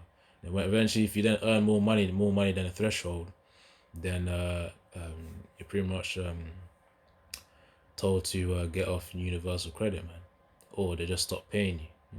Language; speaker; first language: English; native; English